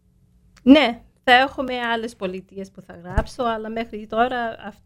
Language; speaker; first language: Greek; early bilingual, heritage; Greek